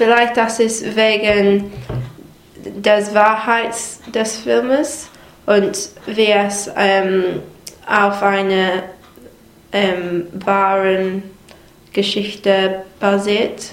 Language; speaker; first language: German; non-native, learner; English